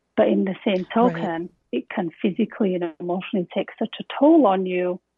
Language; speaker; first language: English; native; English